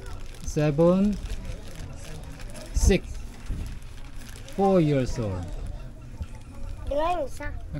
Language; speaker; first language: English; non-native, learner; Korean